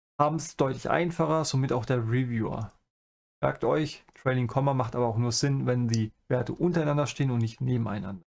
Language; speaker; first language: German; native; German